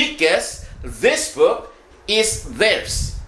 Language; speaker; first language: English; non-native, fluent; Indonesian